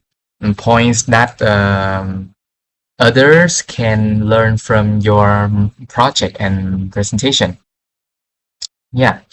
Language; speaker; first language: English; non-native, fluent; Vietnamese